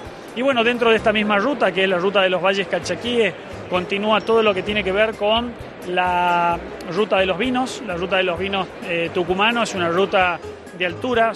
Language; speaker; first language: Spanish; native; Spanish